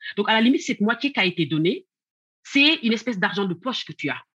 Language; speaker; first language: French; non-native, local second language; Wolof